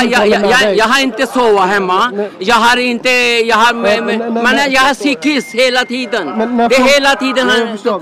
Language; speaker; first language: Swedish; non-native, learner; Urdu